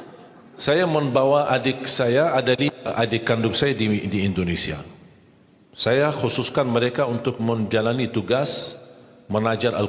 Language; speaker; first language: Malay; non-native, fluent; Arabic